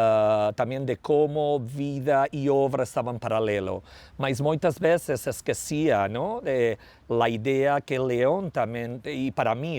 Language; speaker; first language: Portuguese; non-native, learner; Spanish